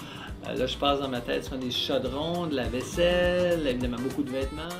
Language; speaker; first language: French; native; French